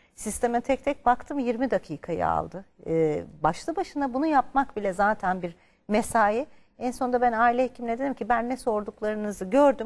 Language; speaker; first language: Turkish; native; Turkish